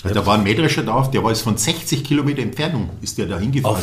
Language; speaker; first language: German; native; German